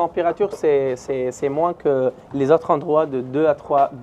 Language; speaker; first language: French; non-native, learner; Arabic